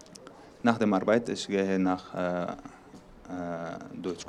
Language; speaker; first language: German; non-native, learner; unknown